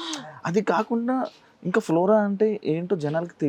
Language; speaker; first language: Telugu; native; Telugu